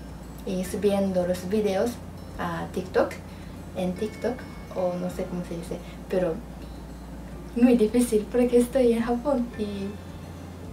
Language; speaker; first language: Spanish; non-native, learner; Japanese